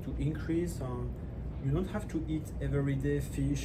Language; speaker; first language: English; non-native, learner; French